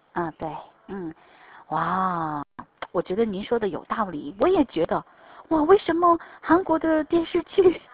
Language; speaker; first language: Chinese; native; Chinese